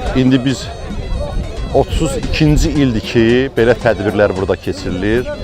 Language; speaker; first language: Azerbaijani; native; Azerbaijani